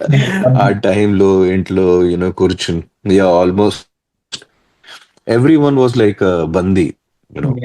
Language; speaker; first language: Telugu; non-native, fluent; Hindi